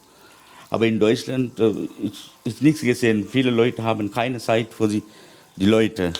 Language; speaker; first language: German; non-native, learner; Sinhala